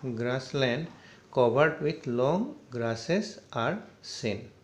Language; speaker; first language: English; non-native, local second language; Assamese